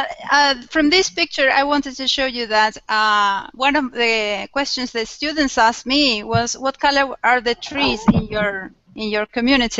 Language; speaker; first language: English; non-native, fluent; Spanish